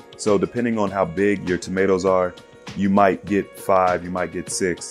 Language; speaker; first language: English; native; English